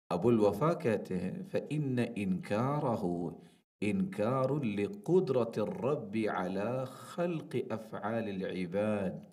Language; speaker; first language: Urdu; native; Urdu